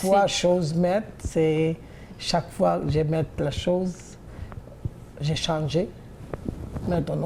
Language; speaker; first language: French; non-native, learner; Bangla